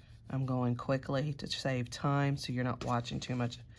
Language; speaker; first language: English; native; English